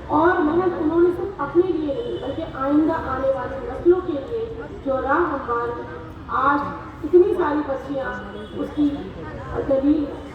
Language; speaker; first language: Urdu; native; Urdu